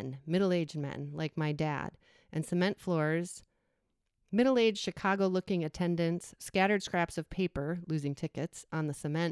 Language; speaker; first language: English; native; English